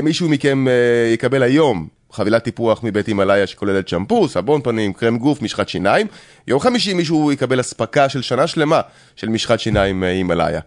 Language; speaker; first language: Hebrew; native; Hebrew